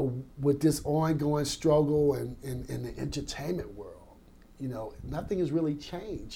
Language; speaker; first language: English; native; English